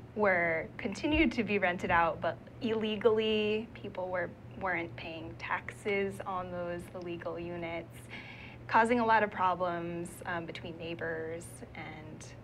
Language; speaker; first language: English; native; English